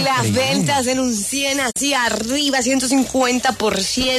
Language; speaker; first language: Spanish; native; Spanish